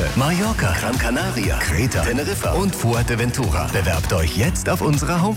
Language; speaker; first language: German; native; German